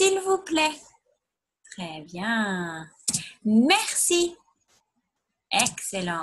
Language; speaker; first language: French; non-native, fluent; English